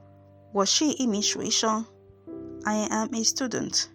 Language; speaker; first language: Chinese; non-native, fluent; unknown